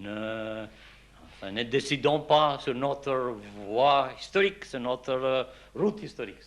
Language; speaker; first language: French; non-native, fluent; Albanian